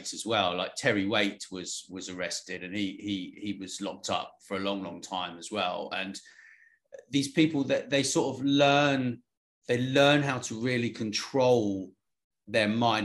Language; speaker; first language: English; native; English